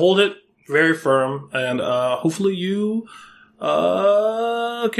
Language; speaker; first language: English; native; English